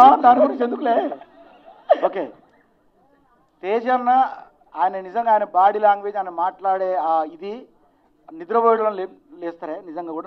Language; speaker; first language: Telugu; native; Telugu